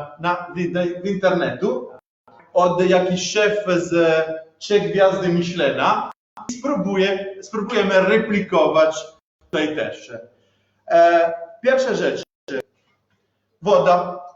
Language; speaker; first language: Polish; non-native, learner; Italian